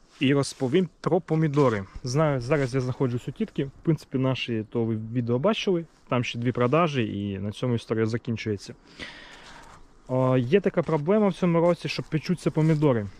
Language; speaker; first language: Ukrainian; native; Ukrainian